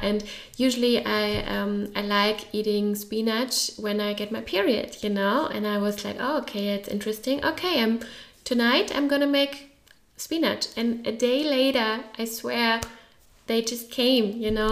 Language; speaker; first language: English; non-native, fluent; German